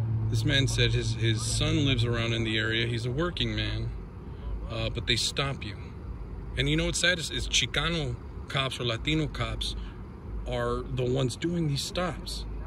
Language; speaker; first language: English; early bilingual, other home language; Spanish